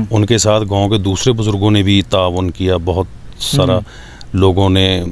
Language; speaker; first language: Urdu; native; Urdu